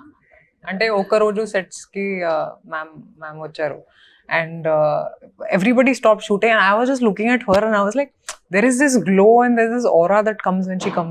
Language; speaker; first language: Telugu; non-native, local second language; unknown